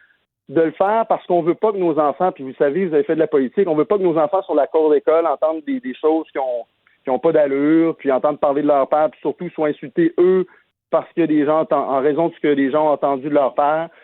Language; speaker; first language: French; native; French